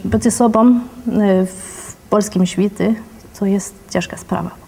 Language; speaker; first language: Polish; non-native, fluent; French